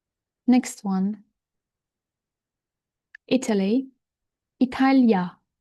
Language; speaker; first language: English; non-native, fluent; Turkish